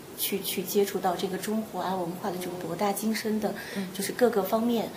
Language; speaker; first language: Chinese; native; Chinese